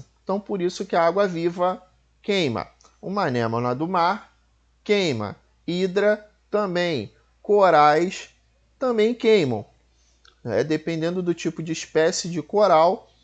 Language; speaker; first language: Portuguese; native; Portuguese